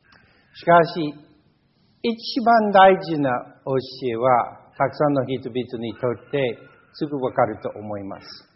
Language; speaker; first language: Japanese; non-native, fluent; English